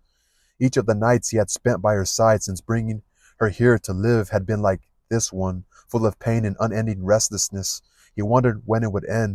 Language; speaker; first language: English; native; English